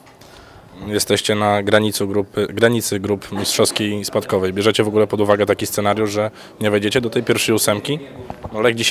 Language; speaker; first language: Polish; native; Polish